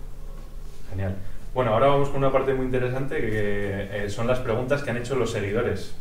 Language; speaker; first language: Spanish; native; Spanish